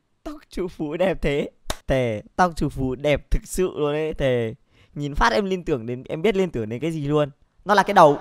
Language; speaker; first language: Vietnamese; native; Vietnamese